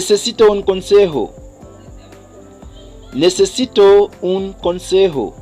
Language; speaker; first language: Spanish; non-native, fluent; Haitian Creole